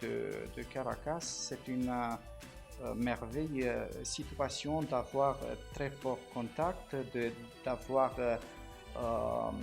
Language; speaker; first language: French; non-native, fluent; Romanian